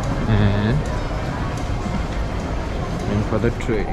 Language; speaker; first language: English; non-native, fluent; Nepali